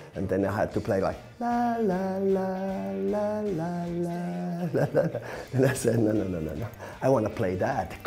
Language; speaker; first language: English; non-native, fluent; Swiss German